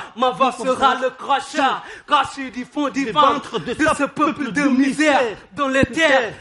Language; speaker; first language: Spanish; non-native, fluent; Wolof